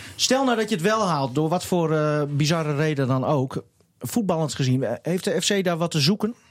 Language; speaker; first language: Dutch; native; Dutch